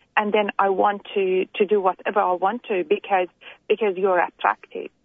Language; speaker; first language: English; non-native, fluent; Persian